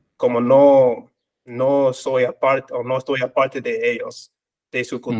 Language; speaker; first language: Spanish; non-native, fluent; English